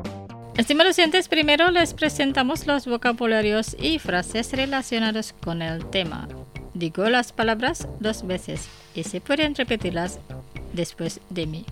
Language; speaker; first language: Spanish; non-native, fluent; Indonesian